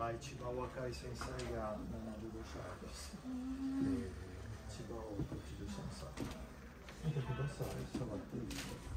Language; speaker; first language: Japanese; non-native, learner; Italian